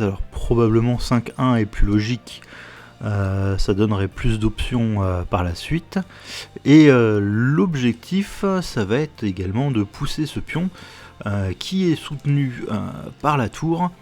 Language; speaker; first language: French; native; French